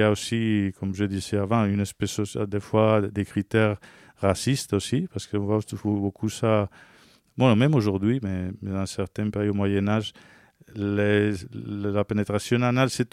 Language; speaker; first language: French; non-native, fluent; Spanish